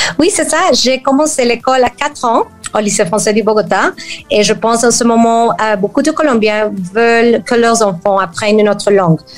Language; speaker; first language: French; non-native, fluent; Spanish